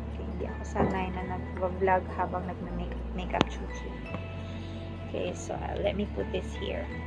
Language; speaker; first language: Filipino; non-native, local second language; Chavacano